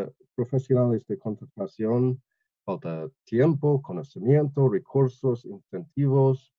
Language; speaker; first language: Spanish; non-native, learner; English